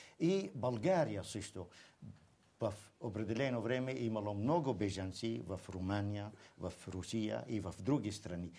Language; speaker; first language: Bulgarian; non-native, fluent; Arabic